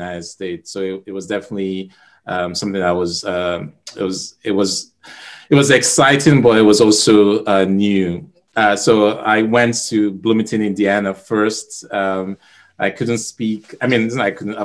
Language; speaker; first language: English; non-native, local second language; Igbo